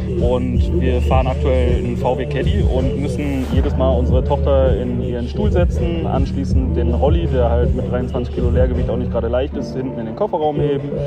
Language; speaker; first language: German; native; German